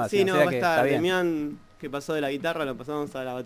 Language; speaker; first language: Spanish; native; Spanish